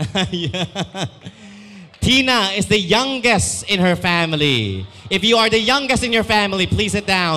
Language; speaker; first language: English; non-native, local second language; Filipino